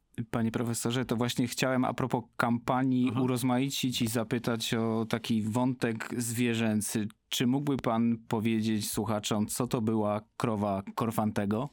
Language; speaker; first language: Polish; native; Polish